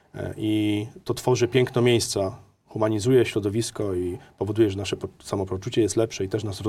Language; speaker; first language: Polish; native; Polish